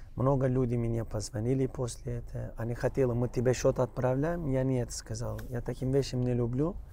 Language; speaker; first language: Russian; non-native, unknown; Turkish